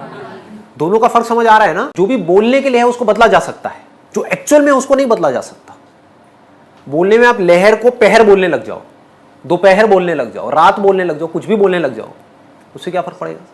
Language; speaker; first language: Hindi; native; Hindi